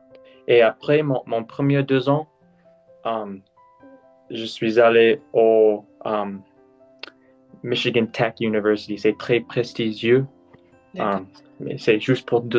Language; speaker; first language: French; non-native, learner; English